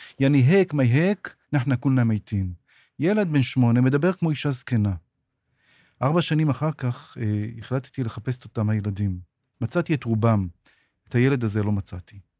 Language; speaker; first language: Hebrew; native; Hebrew